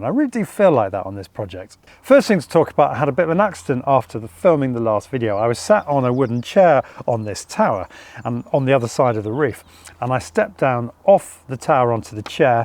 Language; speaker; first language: English; native; English